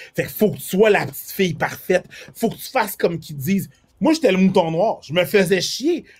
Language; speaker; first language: French; early bilingual, other home language; Haitian Creole